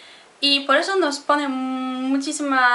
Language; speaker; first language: Spanish; non-native, fluent; Polish